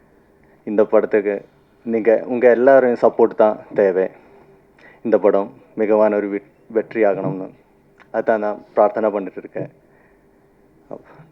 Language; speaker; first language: Tamil; non-native, fluent; Malayalam